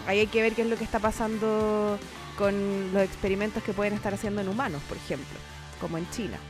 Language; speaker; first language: Spanish; native; Spanish